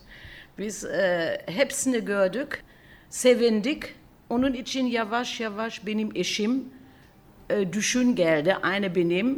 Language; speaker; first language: Turkish; early bilingual, heritage; German